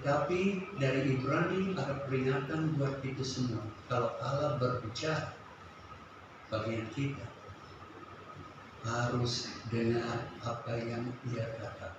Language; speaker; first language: Indonesian; non-native, fluent; English